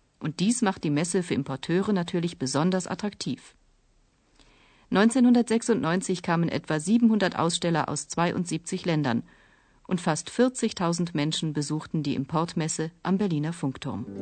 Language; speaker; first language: German; native; German